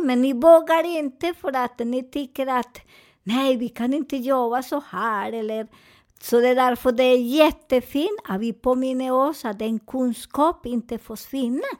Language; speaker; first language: Swedish; non-native, fluent; Spanish